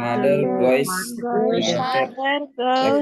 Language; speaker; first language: English; non-native, learner; Indonesian